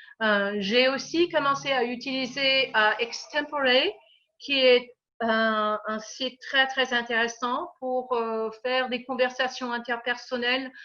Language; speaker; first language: French; non-native, fluent; English